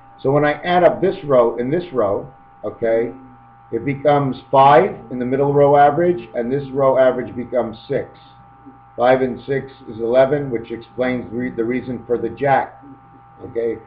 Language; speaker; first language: English; native; English